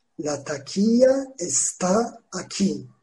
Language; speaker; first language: Spanish; non-native, fluent; Turkish